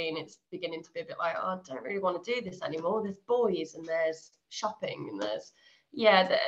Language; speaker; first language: English; native; English